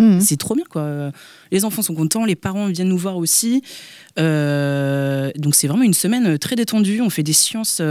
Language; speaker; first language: French; native; French